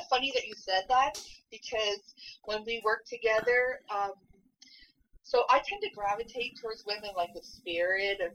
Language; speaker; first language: English; native; English